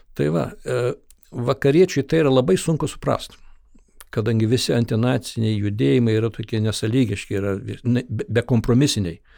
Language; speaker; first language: Lithuanian; early bilingual, heritage; Lithuanian